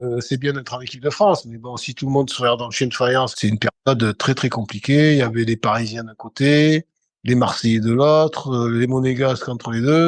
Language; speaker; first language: French; native; French